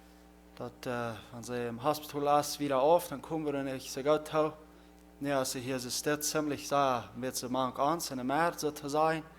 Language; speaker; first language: German; non-native, learner; Plautdietsch